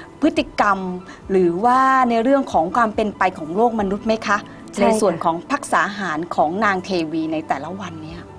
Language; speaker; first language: Thai; native; Thai